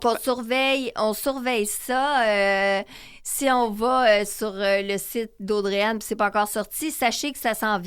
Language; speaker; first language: French; native; French